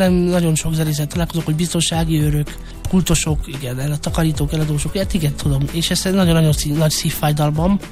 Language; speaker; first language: Hungarian; native; Hungarian